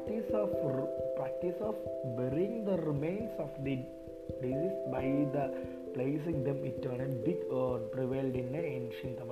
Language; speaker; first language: English; non-native, local second language; Malayalam